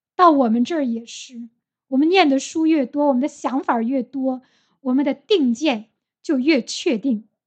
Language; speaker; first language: Chinese; native; Chinese